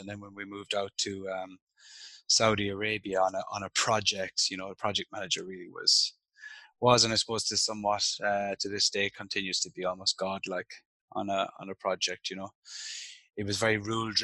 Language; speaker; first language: English; native; English